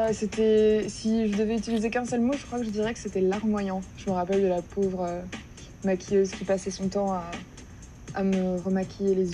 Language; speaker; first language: French; native; French